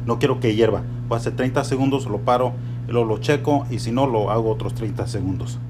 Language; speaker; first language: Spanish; early bilingual, heritage; Spanish